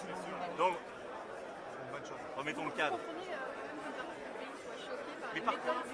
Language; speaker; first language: French; native; French